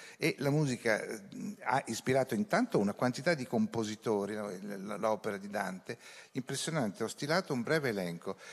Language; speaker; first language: Italian; native; Italian